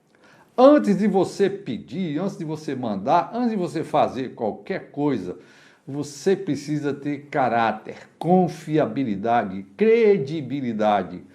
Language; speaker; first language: Portuguese; native; Portuguese